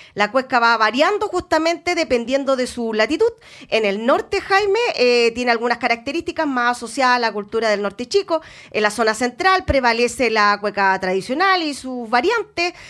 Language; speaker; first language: Spanish; native; Spanish